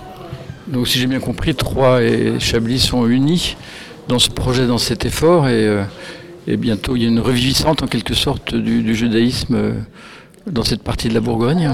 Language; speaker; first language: French; native; French